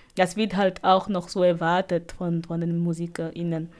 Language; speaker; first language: German; non-native, fluent; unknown